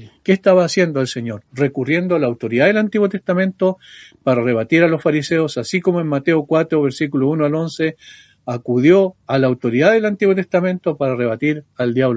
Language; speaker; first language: Spanish; native; Spanish